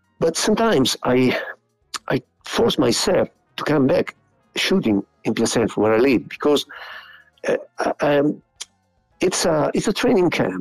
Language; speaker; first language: English; non-native, fluent; Italian